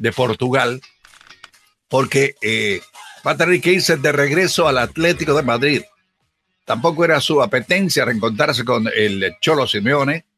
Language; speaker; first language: Spanish; native; Spanish